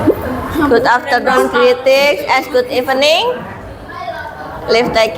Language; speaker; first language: English; non-native, fluent; Indonesian